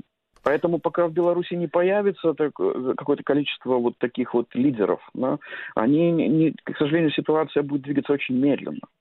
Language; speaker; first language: Russian; native; Russian